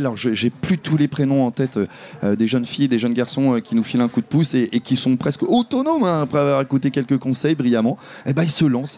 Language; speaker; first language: French; native; French